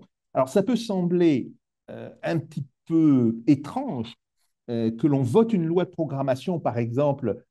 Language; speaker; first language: French; native; French